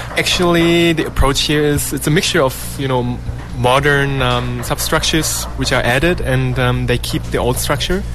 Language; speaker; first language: English; non-native, fluent; German